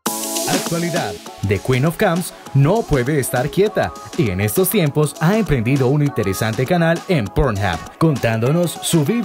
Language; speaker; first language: Spanish; native; Spanish